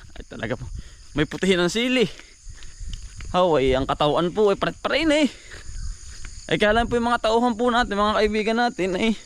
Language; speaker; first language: Filipino; native; Filipino